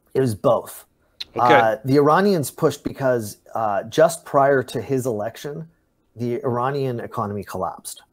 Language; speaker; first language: English; native; English